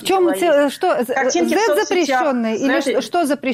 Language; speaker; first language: Russian; native; Russian